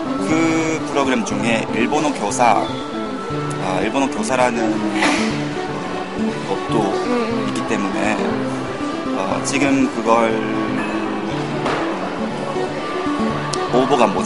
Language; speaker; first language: Korean; non-native, fluent; Japanese